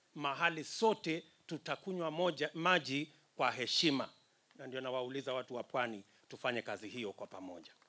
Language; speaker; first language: Swahili; native; Swahili